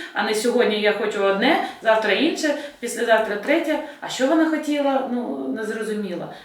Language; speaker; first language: Ukrainian; non-native, local second language; Russian